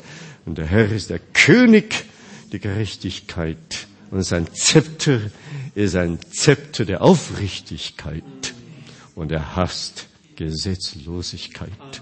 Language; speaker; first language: German; non-native, fluent; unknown